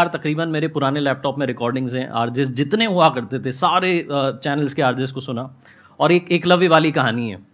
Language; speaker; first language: Hindi; native; Hindi